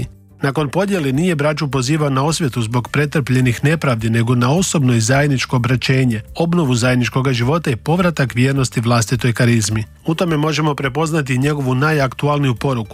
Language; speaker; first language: Bosnian; native; Bosnian